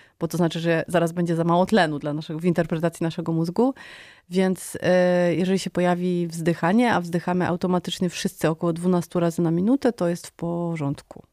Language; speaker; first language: Polish; native; Polish